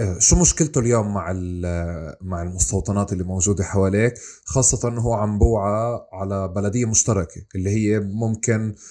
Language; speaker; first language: Arabic; native; Arabic